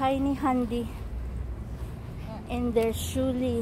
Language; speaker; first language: German; non-native, learner; Filipino